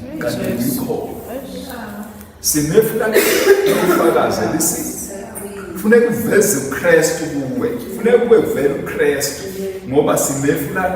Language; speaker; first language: Zulu; native; Zulu